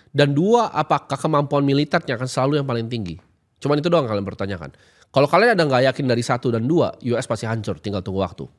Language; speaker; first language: Indonesian; native; Indonesian